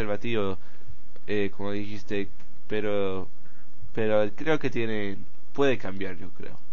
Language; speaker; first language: Spanish; non-native, fluent; English